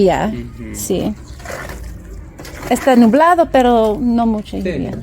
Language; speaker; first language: Spanish; non-native, learner; English